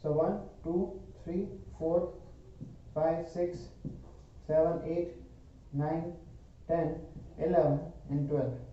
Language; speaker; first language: English; non-native, local second language; Hindi